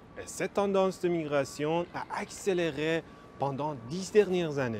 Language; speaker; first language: French; non-native, fluent; Persian